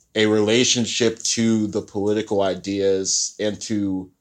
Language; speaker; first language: English; early bilingual, other home language; Yoruba